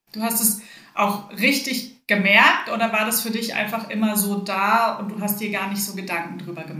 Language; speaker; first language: German; native; German